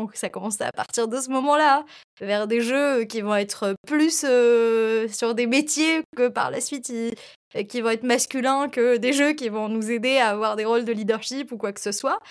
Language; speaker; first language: French; non-native, local second language; Arabic